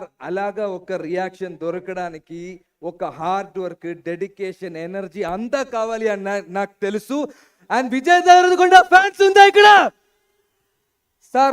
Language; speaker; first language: Telugu; non-native, learner; Malayalam